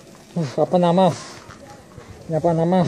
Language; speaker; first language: Indonesian; non-native, learner; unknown